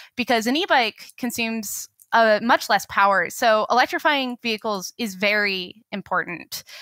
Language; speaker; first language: English; native; English